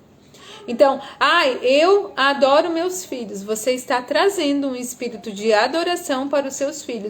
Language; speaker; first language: Portuguese; native; Portuguese